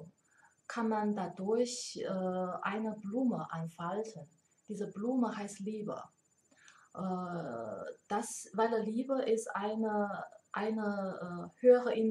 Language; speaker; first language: German; non-native, learner; Chinese